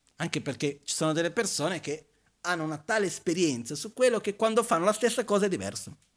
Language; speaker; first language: Italian; non-native, fluent; Portuguese